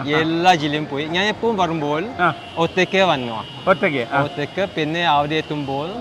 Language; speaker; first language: Malayalam; non-native, learner; Chinese